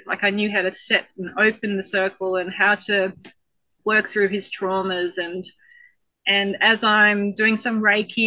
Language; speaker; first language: English; native; English